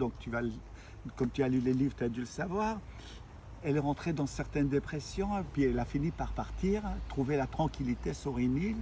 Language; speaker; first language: French; native; French